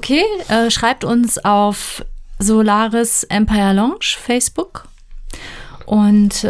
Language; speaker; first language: German; native; German